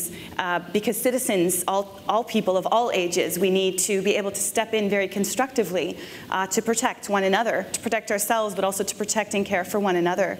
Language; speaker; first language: English; native; English